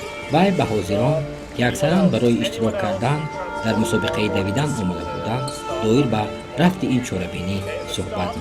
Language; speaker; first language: Persian; native; Persian